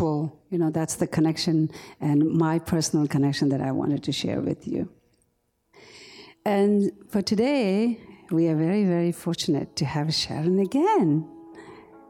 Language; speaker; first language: English; non-native, local second language; Tibetan